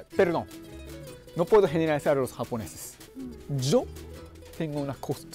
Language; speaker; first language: Spanish; non-native, fluent; Japanese